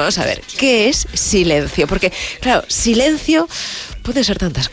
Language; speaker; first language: Spanish; native; Spanish